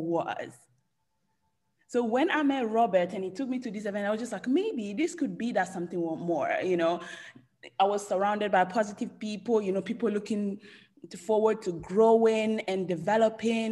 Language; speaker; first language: English; non-native, fluent; Italian